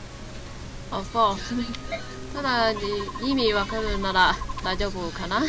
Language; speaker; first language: Japanese; non-native, learner; Chinese